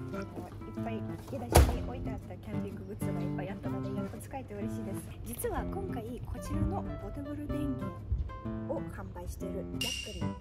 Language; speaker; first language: Japanese; non-native, fluent; Russian